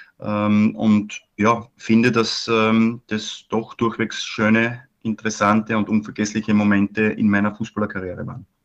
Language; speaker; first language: German; native; German